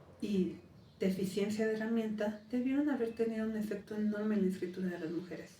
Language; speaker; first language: Spanish; native; Spanish